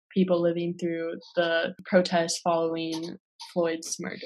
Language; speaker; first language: English; native; English